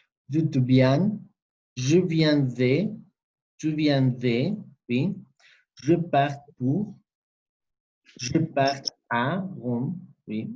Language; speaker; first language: French; non-native, fluent; Spanish